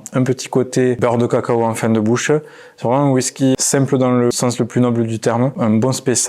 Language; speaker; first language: French; native; French